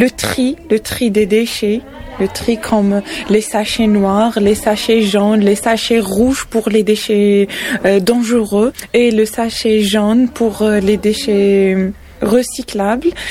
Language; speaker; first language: French; non-native, local second language; Arabic